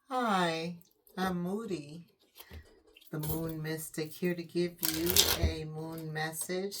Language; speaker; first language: English; native; English